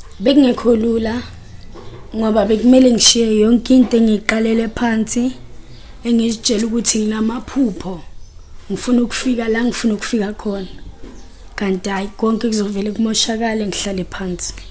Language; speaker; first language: Zulu; native; Zulu